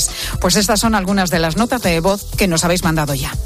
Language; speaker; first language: Spanish; native; Spanish